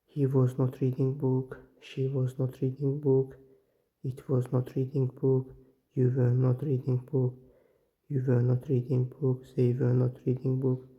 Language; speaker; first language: English; non-native, learner; Azerbaijani